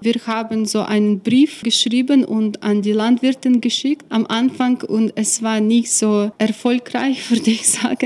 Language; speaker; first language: German; non-native, fluent; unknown